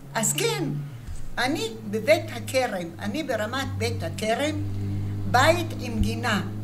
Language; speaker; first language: Hebrew; early bilingual, other home language; Arabic